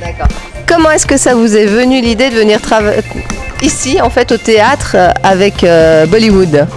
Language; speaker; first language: French; native; French